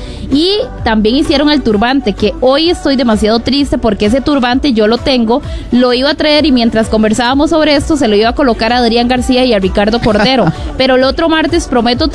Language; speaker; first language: Spanish; native; Spanish